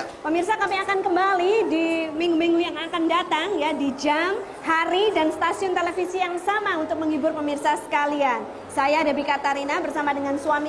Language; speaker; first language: Indonesian; native; Indonesian